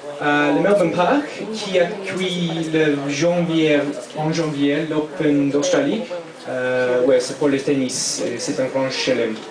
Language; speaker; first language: French; non-native, fluent; English